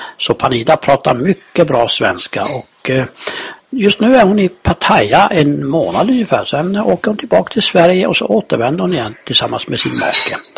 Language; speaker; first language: Swedish; native; Swedish